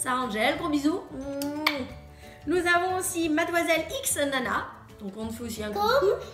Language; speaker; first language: French; native; French